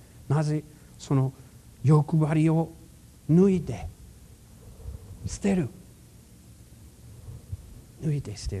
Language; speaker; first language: Japanese; non-native, fluent; English